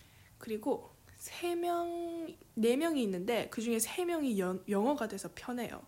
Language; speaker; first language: Korean; early bilingual, heritage; English